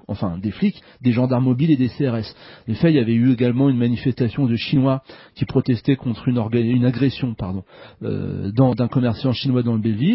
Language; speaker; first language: French; native; French